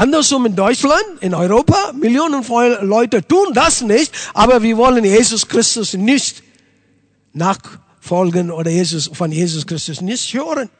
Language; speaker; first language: German; non-native, fluent; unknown